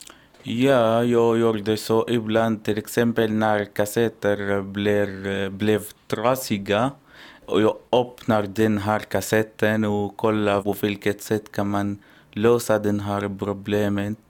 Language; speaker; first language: Swedish; non-native, learner; Arabic